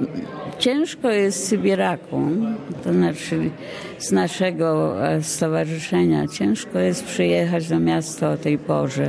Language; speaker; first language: Polish; early bilingual, heritage; Polish